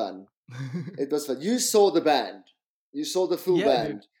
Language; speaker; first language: English; native; English